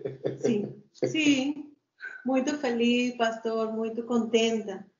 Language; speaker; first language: Portuguese; non-native, learner; Spanish